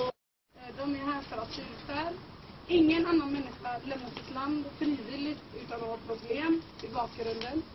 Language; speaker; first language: Swedish; non-native, fluent; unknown